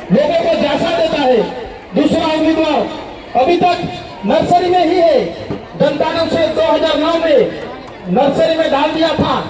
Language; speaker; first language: Hindi; non-native, local second language; Gujarati